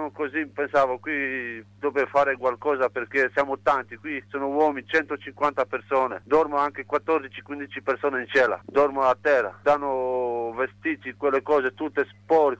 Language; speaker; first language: Italian; non-native, learner; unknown